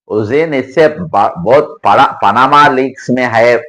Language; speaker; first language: Hindi; non-native, local second language; Telugu